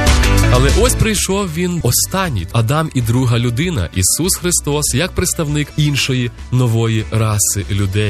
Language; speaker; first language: Ukrainian; native; Ukrainian